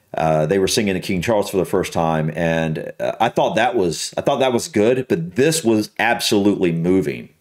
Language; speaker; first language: English; native; English